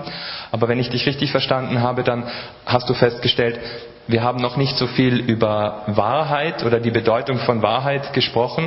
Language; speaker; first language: German; native; German